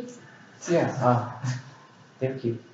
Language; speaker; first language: English; non-native, local second language; Malay